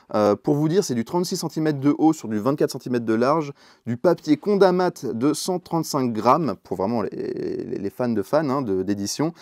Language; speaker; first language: French; native; French